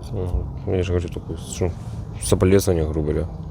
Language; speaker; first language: Russian; native; Russian